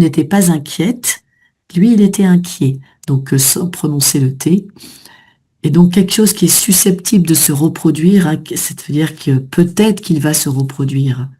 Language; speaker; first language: French; native; French